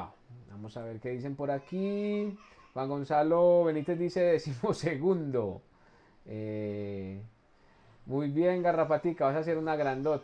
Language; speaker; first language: Spanish; native; Spanish